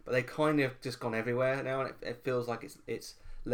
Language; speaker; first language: English; native; English